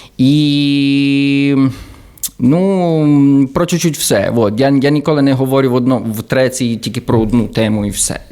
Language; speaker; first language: Ukrainian; early bilingual, heritage; Ukrainian